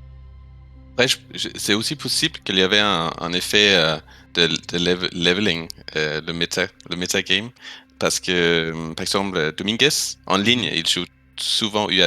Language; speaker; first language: French; non-native, fluent; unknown